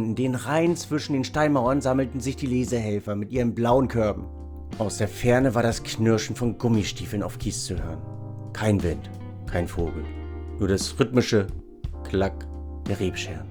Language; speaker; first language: German; native; German